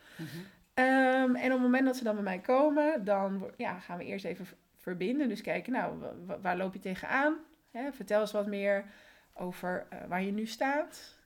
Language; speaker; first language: Dutch; early bilingual, other home language; Spanish